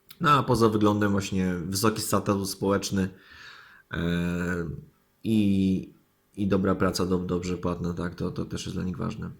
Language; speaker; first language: Polish; native; Polish